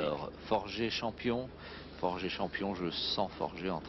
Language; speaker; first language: French; native; French